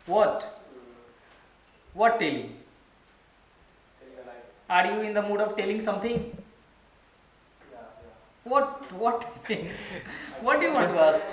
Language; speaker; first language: English; non-native, fluent; Hindi